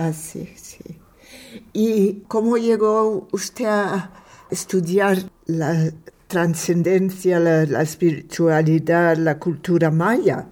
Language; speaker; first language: Spanish; non-native, fluent; English